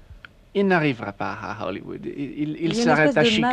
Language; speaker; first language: French; non-native, learner; English